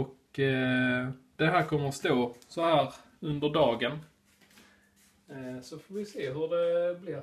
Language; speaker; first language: Swedish; native; Swedish